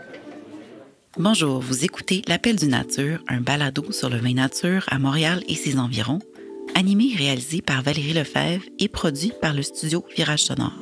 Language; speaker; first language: French; native; French